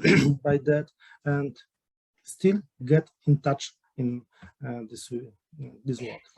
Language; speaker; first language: English; non-native, learner; Polish